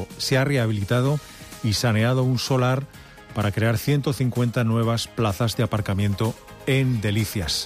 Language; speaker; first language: Spanish; native; Spanish